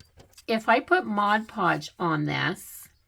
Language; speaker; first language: English; native; English